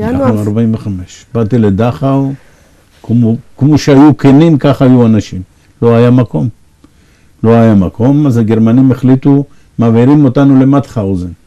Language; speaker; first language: Hebrew; non-native, fluent; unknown